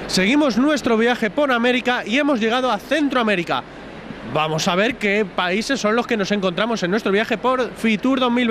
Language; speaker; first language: Spanish; native; Spanish